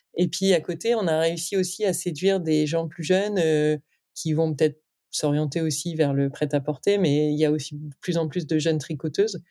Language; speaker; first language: French; native; French